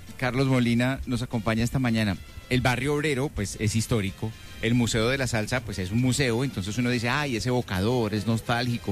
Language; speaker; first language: Spanish; native; Spanish